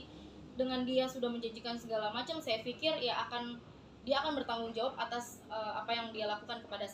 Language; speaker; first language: Indonesian; native; Indonesian